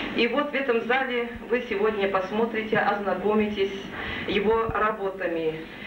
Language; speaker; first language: Russian; non-native, local second language; Tatar